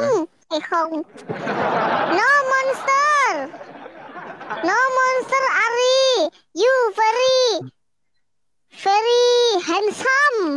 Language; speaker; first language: English; non-native, learner; Indonesian